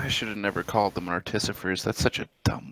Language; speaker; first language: English; native; English